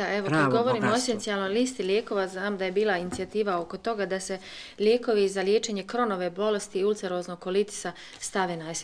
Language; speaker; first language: Serbian; native; Serbian